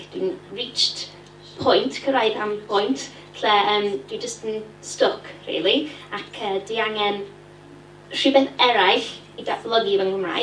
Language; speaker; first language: Welsh; non-native, learner; English